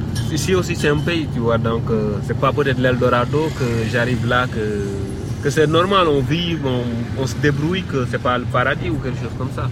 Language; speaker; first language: French; non-native, local second language; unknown